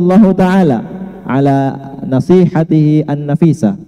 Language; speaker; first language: Arabic; non-native, learner; Indonesian